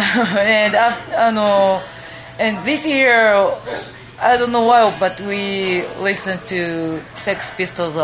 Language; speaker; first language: English; non-native, fluent; Japanese